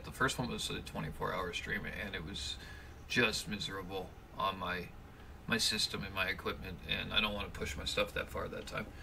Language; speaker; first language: English; native; English